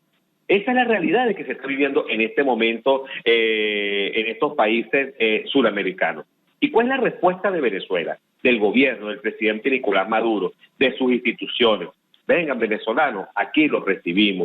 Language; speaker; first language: Spanish; native; Spanish